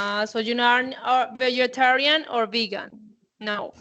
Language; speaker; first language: English; non-native, fluent; Spanish